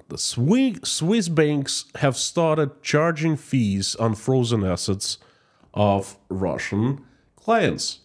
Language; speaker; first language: English; non-native, fluent; Russian